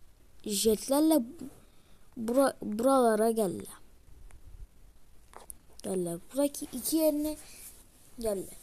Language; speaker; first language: Turkish; early bilingual, heritage; Turkish